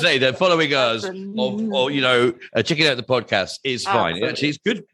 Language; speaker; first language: English; native; English